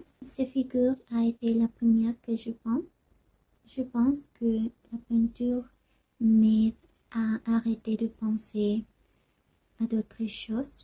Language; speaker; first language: French; non-native, learner; Spanish